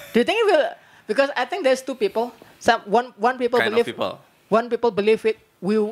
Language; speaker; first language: English; non-native, learner; Indonesian